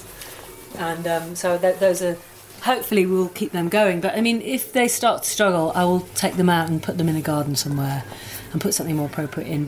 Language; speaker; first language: English; native; English